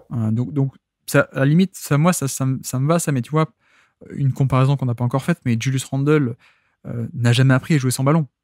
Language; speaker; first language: French; native; French